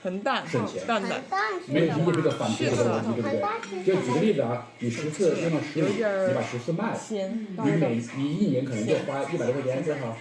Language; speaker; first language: Chinese; native; Chinese